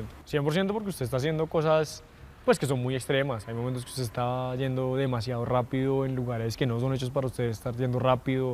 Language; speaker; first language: Spanish; native; Spanish